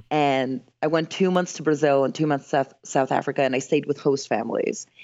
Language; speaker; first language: English; early bilingual, other home language; Greek